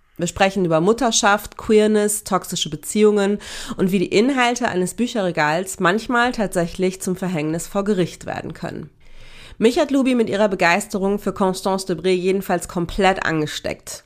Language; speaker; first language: German; native; German